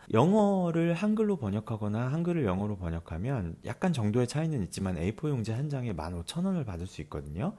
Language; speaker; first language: Korean; native; Korean